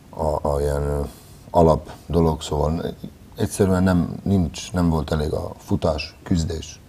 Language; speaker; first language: Hungarian; non-native, fluent; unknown